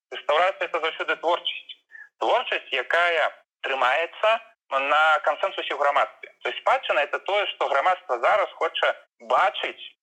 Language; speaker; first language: Belarusian; non-native, local second language; Russian